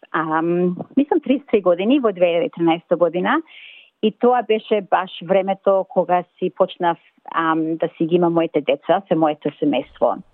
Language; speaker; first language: Macedonian; early bilingual, other home language; English